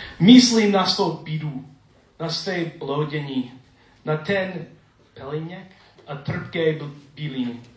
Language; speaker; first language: Czech; non-native, learner; English